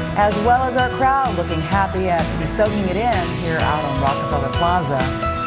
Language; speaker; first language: English; native; English